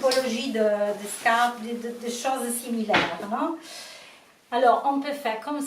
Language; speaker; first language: French; non-native, learner; Italian